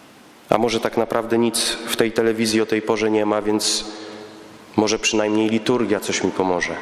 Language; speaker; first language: Polish; native; Polish